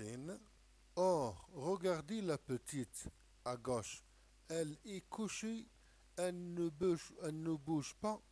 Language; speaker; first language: French; non-native, local second language; Arabic